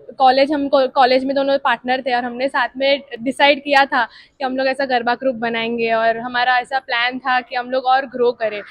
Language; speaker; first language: Hindi; non-native, local second language; Gujarati